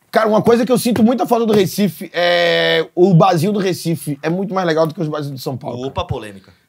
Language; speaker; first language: Portuguese; native; Portuguese